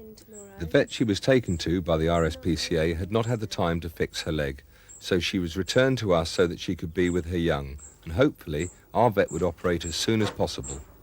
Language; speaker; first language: English; native; English